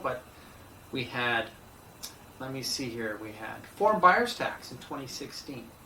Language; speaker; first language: English; native; English